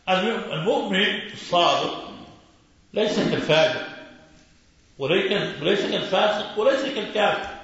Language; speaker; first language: Arabic; native; Arabic